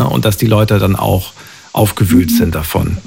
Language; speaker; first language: German; native; German